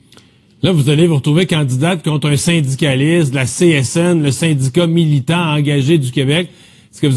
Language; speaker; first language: French; native; French